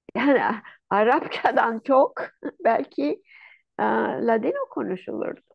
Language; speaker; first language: Turkish; non-native, local second language; Ladino